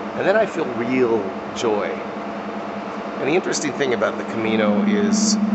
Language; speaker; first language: English; native; English